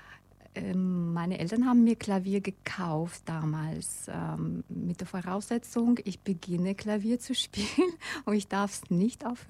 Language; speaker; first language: German; non-native, fluent; Russian